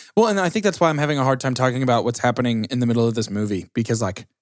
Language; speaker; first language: English; native; English